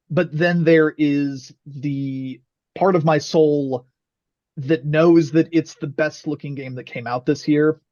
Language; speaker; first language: English; native; English